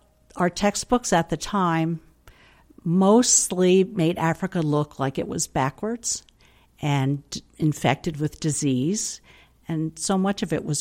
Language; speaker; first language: English; native; English